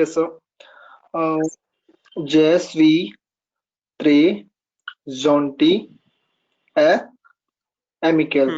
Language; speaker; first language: French; non-native, learner; Hindi